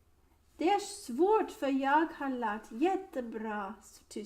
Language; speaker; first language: Swedish; non-native, learner; English